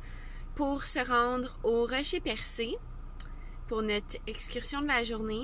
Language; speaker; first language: French; native; French